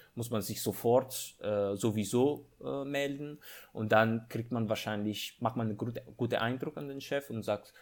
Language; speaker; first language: German; non-native, fluent; Italian